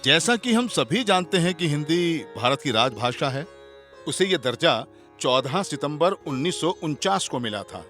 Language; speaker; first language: Hindi; native; Hindi